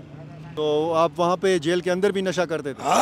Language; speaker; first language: Urdu; native; Urdu